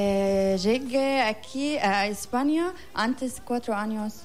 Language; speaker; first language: Spanish; non-native, learner; Arabic